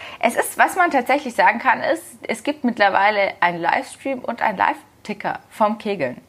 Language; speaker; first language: German; native; German